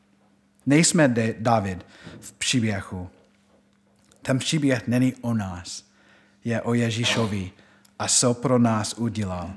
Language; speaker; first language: Czech; non-native, fluent; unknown